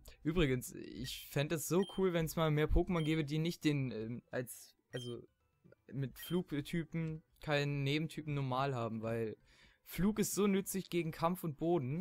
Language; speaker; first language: German; native; German